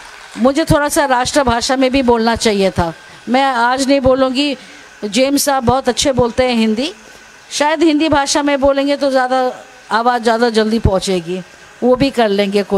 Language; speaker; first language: Hindi; non-native, local second language; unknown